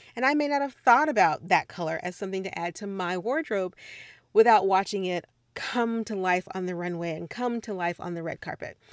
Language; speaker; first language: English; native; English